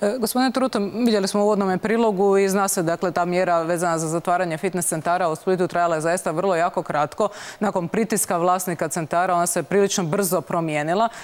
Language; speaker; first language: Croatian; native; Croatian